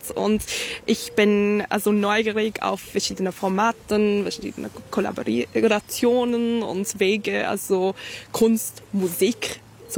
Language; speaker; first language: German; non-native, fluent; English